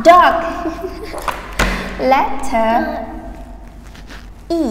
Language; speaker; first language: English; non-native, fluent; Vietnamese